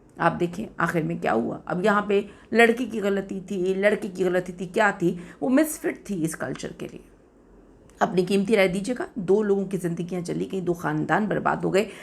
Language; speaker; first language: Urdu; native; Urdu